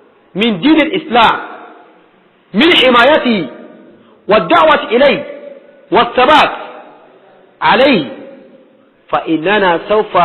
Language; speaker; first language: Arabic; non-native, fluent; Yoruba